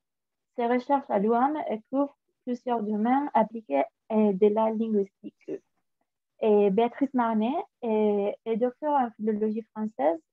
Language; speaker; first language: French; non-native, fluent; Spanish